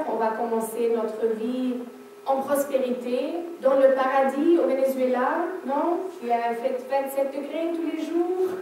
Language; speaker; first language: French; non-native, fluent; German